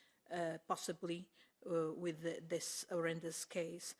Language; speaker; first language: English; non-native, fluent; Portuguese